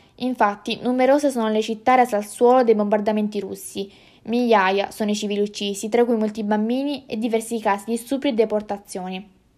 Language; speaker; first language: Italian; native; Italian